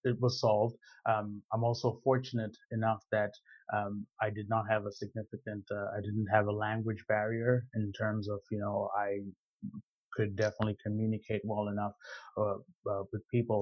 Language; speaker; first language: English; non-native, local second language; Shona